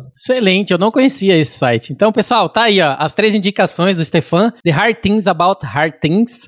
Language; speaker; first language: Portuguese; native; Portuguese